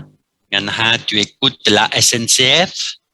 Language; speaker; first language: French; non-native, fluent; Vietnamese